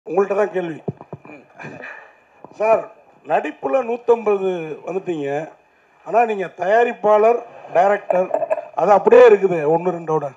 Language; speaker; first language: Tamil; native; Tamil